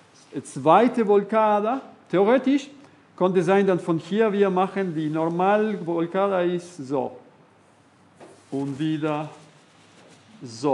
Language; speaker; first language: German; non-native, learner; Spanish